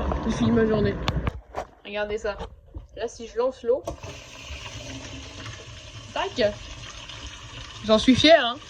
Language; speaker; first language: French; native; French